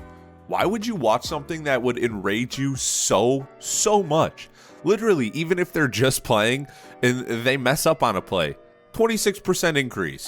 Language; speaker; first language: English; native; English